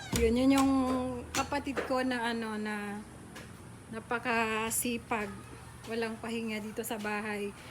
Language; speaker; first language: Filipino; non-native, local second language; Cebuano